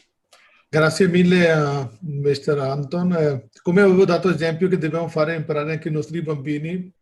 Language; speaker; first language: Italian; non-native, learner; Hindi